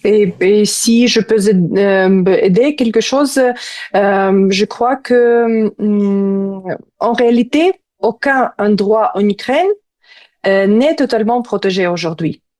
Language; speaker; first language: French; non-native, fluent; Ukrainian